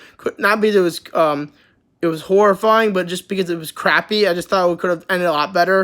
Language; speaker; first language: English; native; English